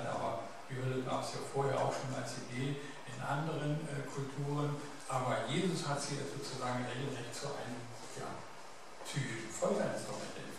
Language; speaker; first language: German; native; German